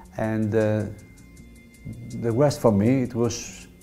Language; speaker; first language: English; non-native, fluent; Turkish